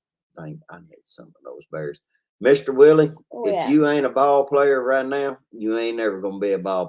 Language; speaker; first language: English; native; English